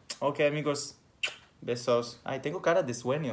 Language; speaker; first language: Spanish; non-native, fluent; Hebrew